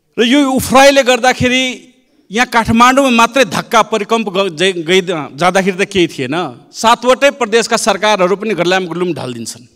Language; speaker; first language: Nepali; native; Nepali